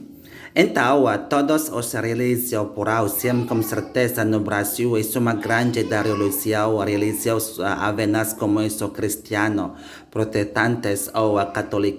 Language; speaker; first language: Portuguese; non-native, learner; Indonesian